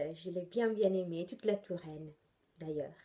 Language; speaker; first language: French; non-native, fluent; Italian